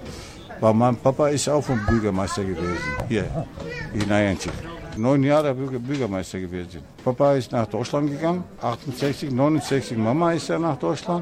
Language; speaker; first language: German; non-native, learner; Turkish